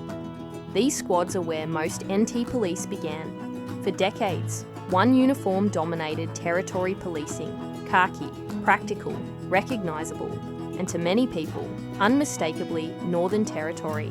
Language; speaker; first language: English; native; English